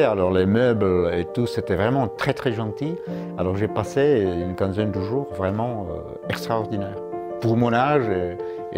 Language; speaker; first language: French; non-native, fluent; Czech